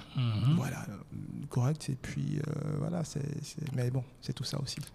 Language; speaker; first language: French; non-native, local second language; Baoulé